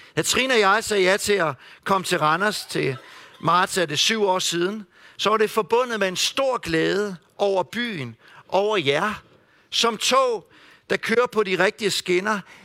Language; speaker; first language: Danish; native; Danish